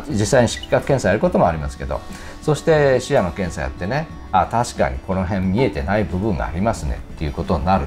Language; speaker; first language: Japanese; native; Japanese